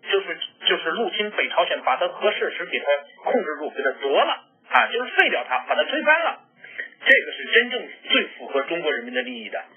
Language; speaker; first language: Chinese; native; Chinese